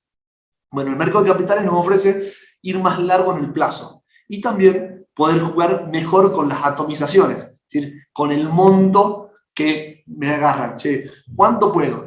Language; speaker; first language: Spanish; native; Spanish